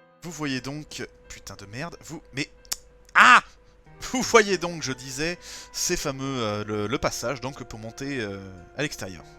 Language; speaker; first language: French; native; French